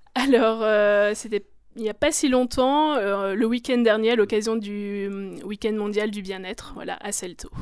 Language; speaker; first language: French; native; French